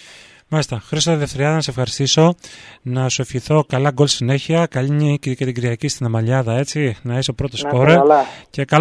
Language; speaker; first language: Greek; native; Greek